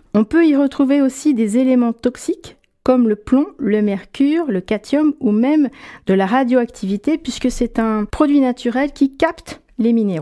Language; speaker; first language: French; native; French